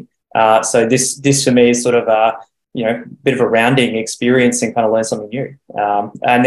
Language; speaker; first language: English; native; English